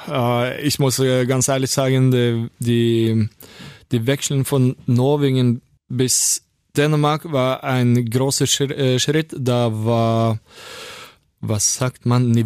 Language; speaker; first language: German; non-native, learner; Norwegian